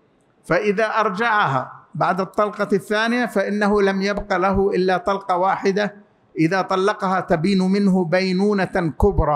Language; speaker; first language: Arabic; native; Arabic